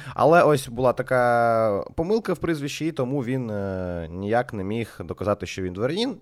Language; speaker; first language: Ukrainian; native; Ukrainian